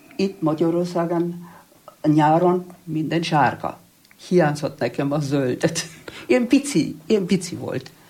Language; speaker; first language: Hungarian; non-native, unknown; German